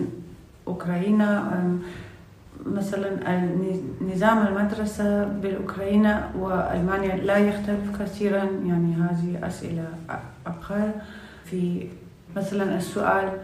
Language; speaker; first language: Arabic; non-native, learner; Russian